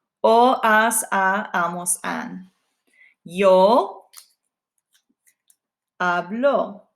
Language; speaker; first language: Spanish; non-native, fluent; English